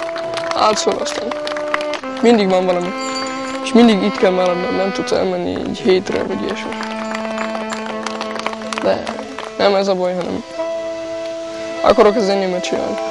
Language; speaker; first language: Hungarian; non-native, learner; German